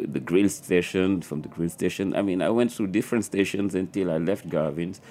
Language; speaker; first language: English; non-native, fluent; French